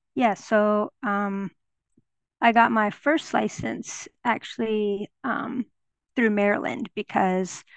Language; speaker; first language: English; native; English